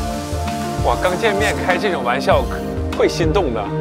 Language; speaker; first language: Chinese; native; Chinese